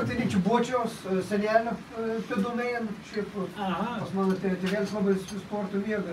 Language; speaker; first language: Lithuanian; native; Lithuanian